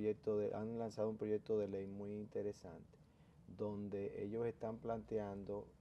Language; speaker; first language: Spanish; native; Spanish